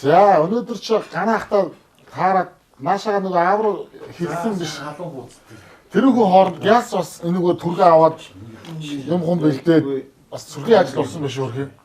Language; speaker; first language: Mongolian; native; Mongolian